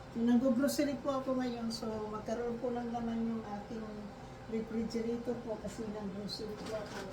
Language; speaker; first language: Filipino; non-native, local second language; Cebuano